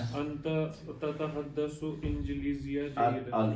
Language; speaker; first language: Arabic; non-native, learner; Urdu